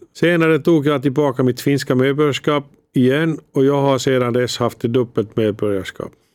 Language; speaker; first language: Swedish; non-native, fluent; Finnish